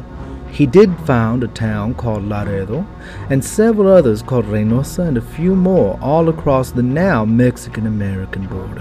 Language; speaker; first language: English; native; English